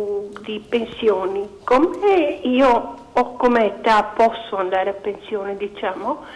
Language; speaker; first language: Italian; non-native, learner; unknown